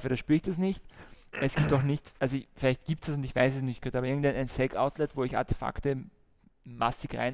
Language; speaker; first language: German; native; German